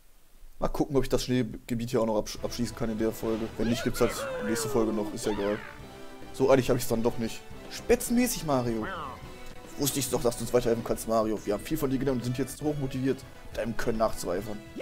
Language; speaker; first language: German; native; German